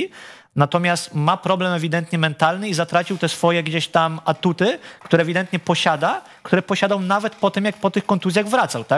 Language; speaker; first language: Polish; native; Polish